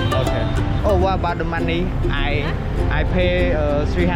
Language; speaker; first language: English; non-native, learner; Khmer